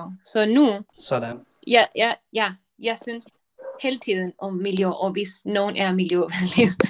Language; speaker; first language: Danish; non-native, learner; Spanish